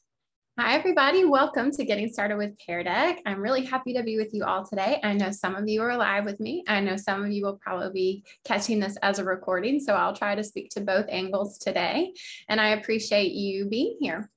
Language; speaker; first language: English; native; English